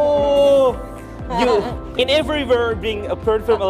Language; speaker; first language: English; non-native, learner; Indonesian